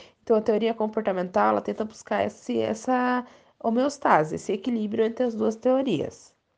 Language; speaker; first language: Portuguese; native; Portuguese